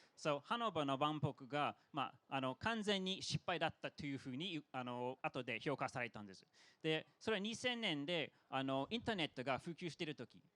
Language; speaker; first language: Japanese; non-native, fluent; English